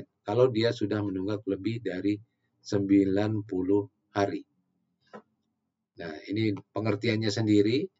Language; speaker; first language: Indonesian; native; Indonesian